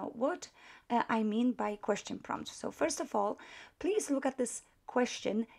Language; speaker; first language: English; non-native, fluent; Polish